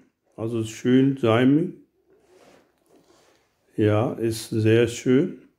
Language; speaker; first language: German; non-native, learner; Urdu